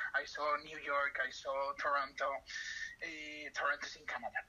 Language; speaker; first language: English; non-native, fluent; Spanish